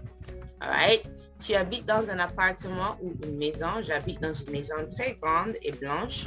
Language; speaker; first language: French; non-native, fluent; English